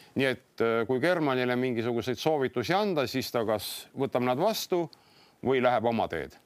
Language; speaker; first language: Estonian; native; Estonian